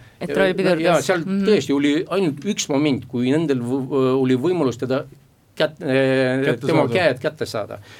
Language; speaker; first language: Estonian; non-native, local second language; Russian